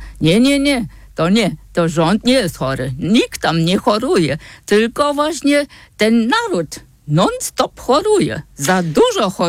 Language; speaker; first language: Polish; non-native, fluent; German